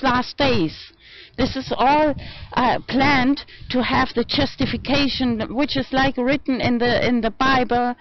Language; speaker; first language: English; non-native, fluent; German